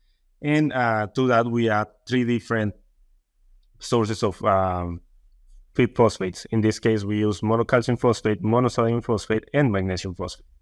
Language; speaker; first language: English; non-native, fluent; Spanish